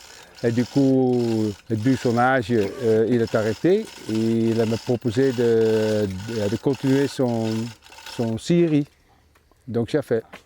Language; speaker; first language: French; non-native, fluent; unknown